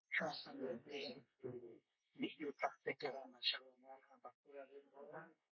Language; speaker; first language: Hebrew; non-native, fluent; Hungarian